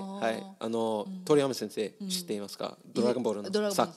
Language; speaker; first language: Japanese; non-native, learner; English